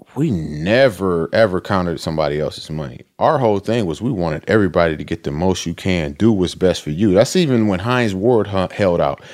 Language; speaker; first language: English; native; English